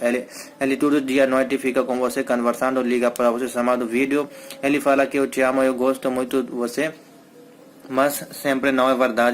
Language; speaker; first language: Portuguese; non-native, learner; Hindi